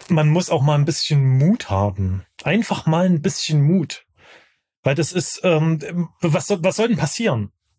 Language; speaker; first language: German; native; German